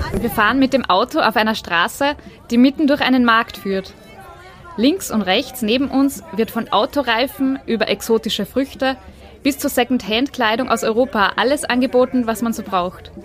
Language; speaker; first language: German; native; German